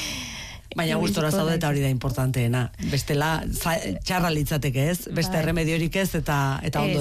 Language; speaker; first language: Basque; native; Basque